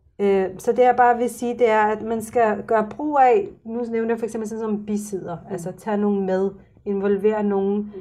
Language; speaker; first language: Danish; early bilingual, other home language; Arabic